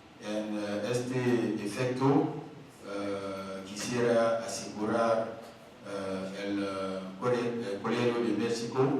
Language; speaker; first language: Spanish; non-native, learner; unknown